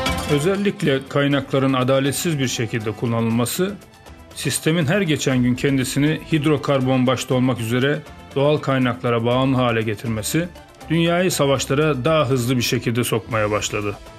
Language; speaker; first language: Turkish; native; Turkish